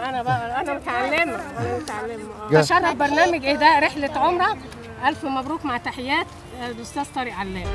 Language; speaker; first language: Arabic; native; Arabic